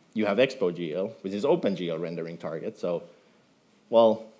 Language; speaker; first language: English; non-native, fluent; Finnish